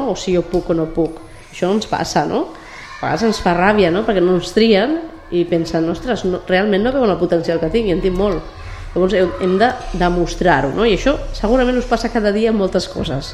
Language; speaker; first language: Catalan; native; Catalan